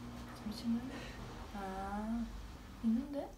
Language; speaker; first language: Korean; non-native, learner; Swedish